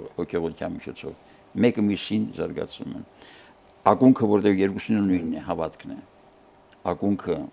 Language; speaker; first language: Armenian; native; Armenian